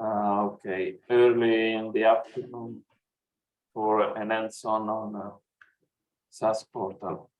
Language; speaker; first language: English; non-native, fluent; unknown